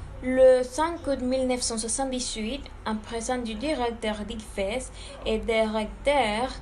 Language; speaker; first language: French; non-native, learner; Spanish